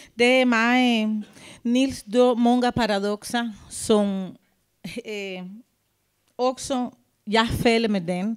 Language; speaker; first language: Danish; non-native, learner; Spanish